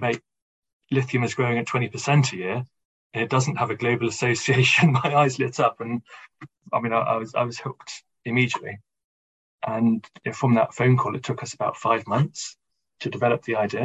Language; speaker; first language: English; native; English